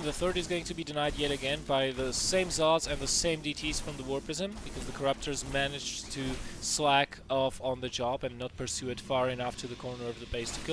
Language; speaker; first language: English; non-native, fluent; Dutch